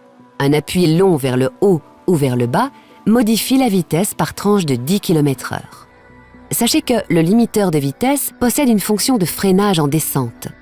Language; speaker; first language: French; native; French